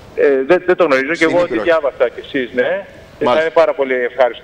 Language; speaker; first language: Greek; native; Greek